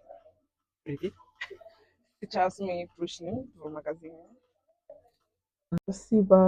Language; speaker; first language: Russian; non-native, learner; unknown